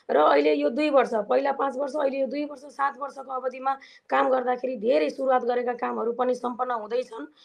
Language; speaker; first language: Nepali; native; Nepali